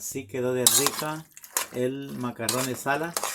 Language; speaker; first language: Spanish; native; Spanish